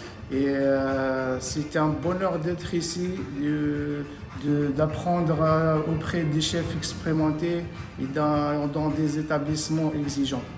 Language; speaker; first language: French; non-native, local second language; Arabic